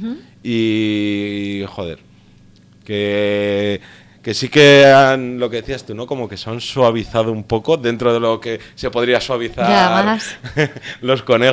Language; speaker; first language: Spanish; native; Spanish